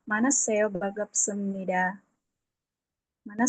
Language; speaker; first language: Korean; non-native, learner; Indonesian